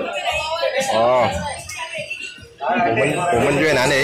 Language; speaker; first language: Chinese; non-native, fluent; Vietnamese